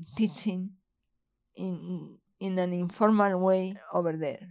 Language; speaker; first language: English; non-native, fluent; Spanish